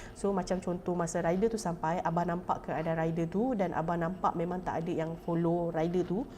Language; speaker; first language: Malay; native; Malay